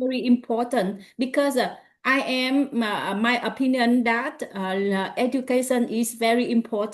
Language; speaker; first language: English; non-native, learner; Vietnamese